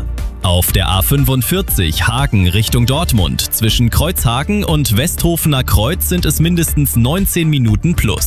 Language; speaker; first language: German; native; German